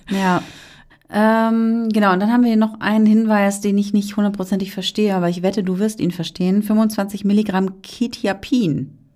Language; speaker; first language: German; native; German